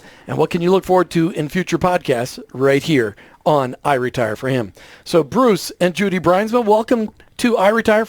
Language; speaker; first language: English; native; English